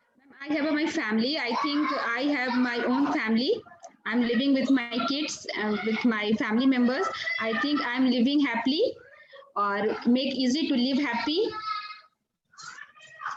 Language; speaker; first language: English; non-native, learner; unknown